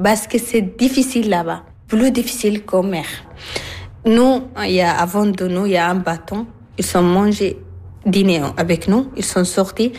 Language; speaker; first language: French; non-native, learner; Arabic